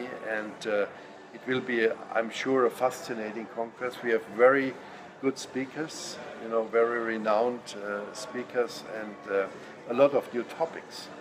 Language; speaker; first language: English; non-native, fluent; German